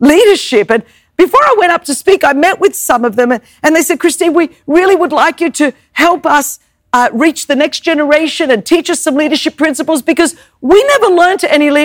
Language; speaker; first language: English; non-native, local second language; Greek